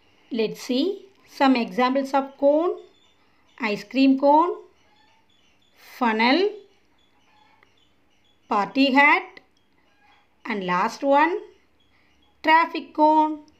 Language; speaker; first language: English; non-native, local second language; Tamil